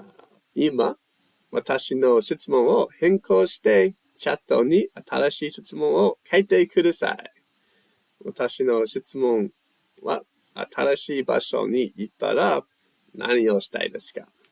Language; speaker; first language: Japanese; non-native, learner; English